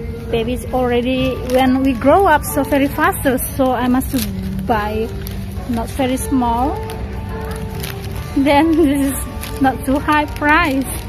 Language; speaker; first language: English; non-native, learner; Indonesian